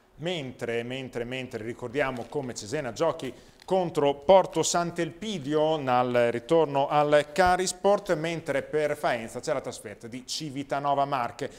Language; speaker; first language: Italian; native; Italian